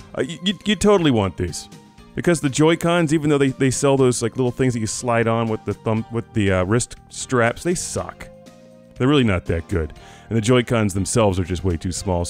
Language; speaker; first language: English; native; English